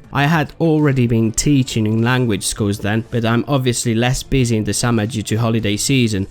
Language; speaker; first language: English; non-native, fluent; Polish